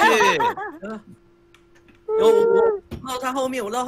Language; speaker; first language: Chinese; native; Chinese